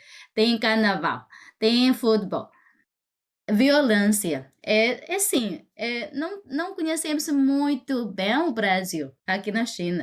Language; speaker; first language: Portuguese; non-native, fluent; Chinese